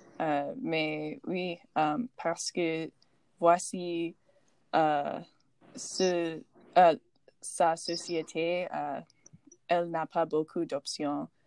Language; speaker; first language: French; non-native, learner; English